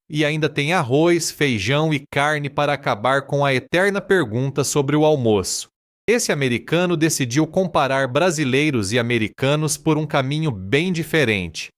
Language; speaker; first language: Portuguese; native; Portuguese